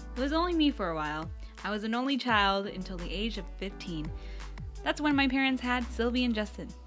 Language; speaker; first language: English; native; English